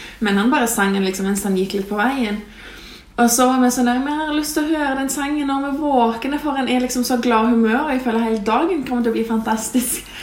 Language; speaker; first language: Norwegian; early bilingual, other home language; Lithuanian